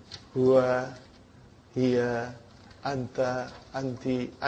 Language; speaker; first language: Arabic; non-native, fluent; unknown